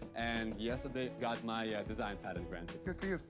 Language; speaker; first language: English; early bilingual, other home language; Ukrainian